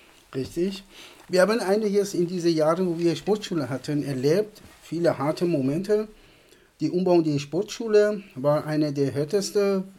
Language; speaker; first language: German; non-native, fluent; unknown